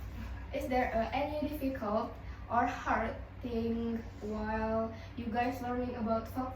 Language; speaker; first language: English; non-native, learner; Indonesian